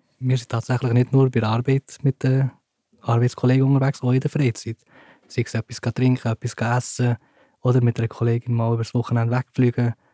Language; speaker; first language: German; early bilingual, other home language; Turkish